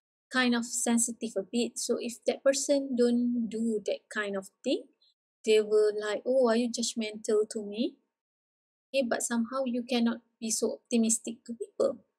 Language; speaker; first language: English; non-native, local second language; Malay